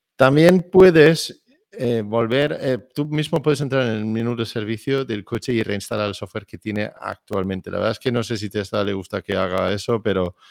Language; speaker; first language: Spanish; non-native, fluent; Danish